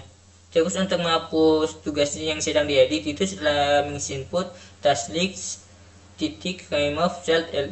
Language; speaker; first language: Indonesian; native; Indonesian